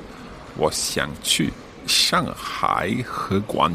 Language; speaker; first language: Chinese; non-native, learner; English